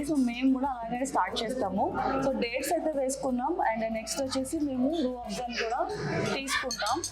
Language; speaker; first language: Telugu; native; Telugu